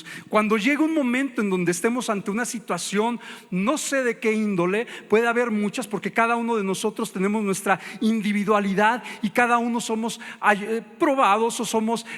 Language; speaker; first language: Spanish; native; Spanish